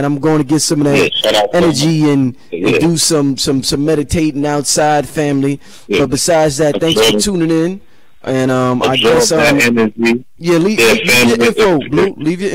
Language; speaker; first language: English; native; English